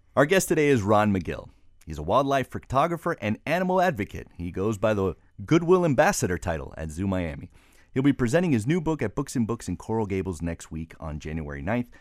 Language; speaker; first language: English; early bilingual, other home language; Spanish